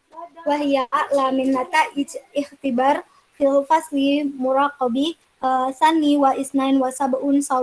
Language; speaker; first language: Arabic; non-native, learner; Indonesian